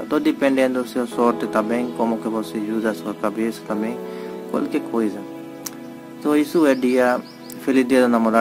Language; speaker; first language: Portuguese; non-native, learner; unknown